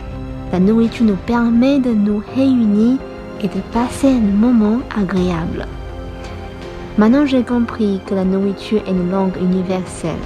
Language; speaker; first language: French; non-native, fluent; Chinese